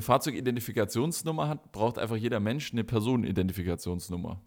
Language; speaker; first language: German; native; German